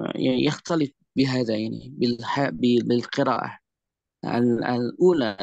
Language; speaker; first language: Arabic; non-native, learner; Indonesian